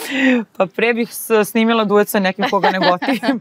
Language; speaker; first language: Serbian; native; Serbian